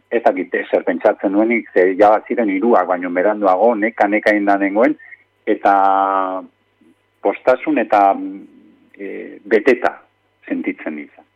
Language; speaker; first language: Basque; non-native, local second language; Spanish